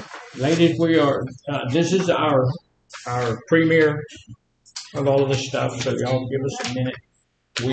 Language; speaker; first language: English; native; English